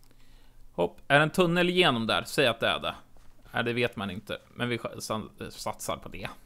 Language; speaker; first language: Swedish; native; Swedish